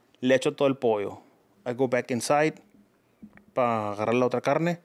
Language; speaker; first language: Spanish; early bilingual, heritage; Spanish